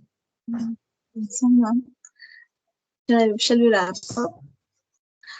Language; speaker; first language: English; non-native, learner; Telugu